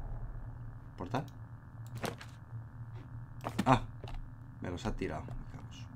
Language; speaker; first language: Spanish; native; Spanish